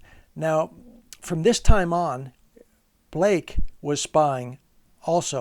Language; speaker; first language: English; native; English